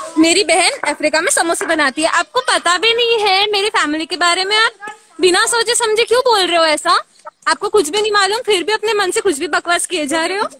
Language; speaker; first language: Hindi; non-native, local second language; Tamil